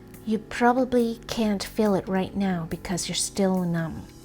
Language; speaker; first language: English; non-native, fluent; Thai